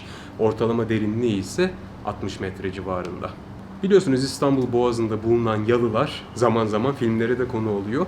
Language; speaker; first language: Turkish; native; Turkish